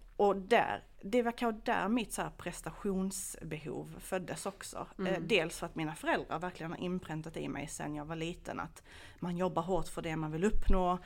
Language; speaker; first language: Swedish; early bilingual, other home language; Bosnian